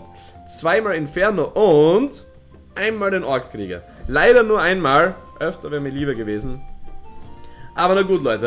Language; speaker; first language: German; native; German